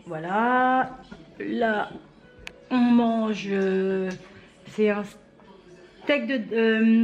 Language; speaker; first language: French; native; French